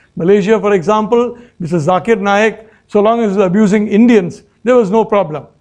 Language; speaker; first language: English; non-native, local second language; Malayalam